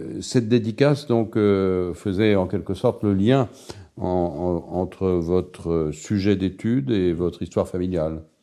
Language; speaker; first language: French; native; French